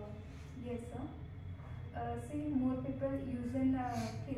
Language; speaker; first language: English; non-native, learner; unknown